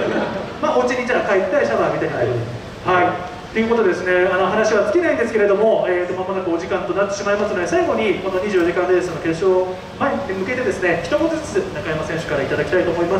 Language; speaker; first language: Japanese; native; Japanese